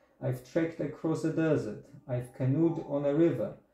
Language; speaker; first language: English; non-native, fluent; Polish